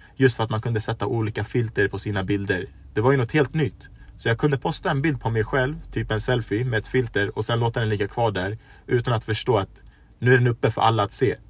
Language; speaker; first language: Swedish; early bilingual, other home language; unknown